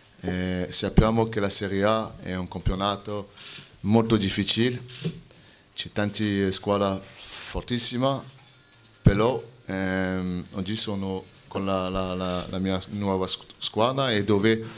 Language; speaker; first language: Italian; non-native, fluent; French